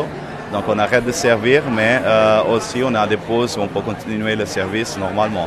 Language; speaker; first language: French; non-native, fluent; Portuguese